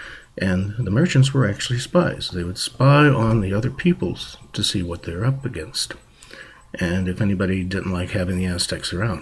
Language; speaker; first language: English; native; English